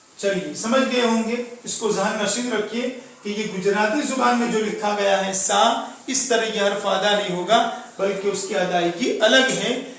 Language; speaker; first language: Urdu; non-native, local second language; Gujarati